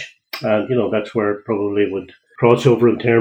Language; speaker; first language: English; native; English